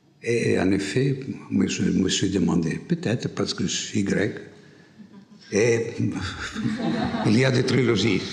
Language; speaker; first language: French; non-native, fluent; Greek